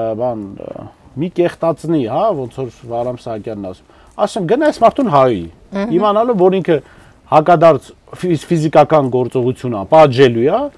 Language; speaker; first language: Armenian; native; Armenian